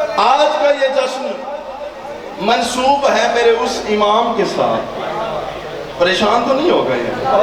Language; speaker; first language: Urdu; non-native, local second language; Saraiki